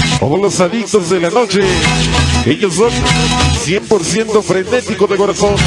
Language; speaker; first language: Spanish; native; Spanish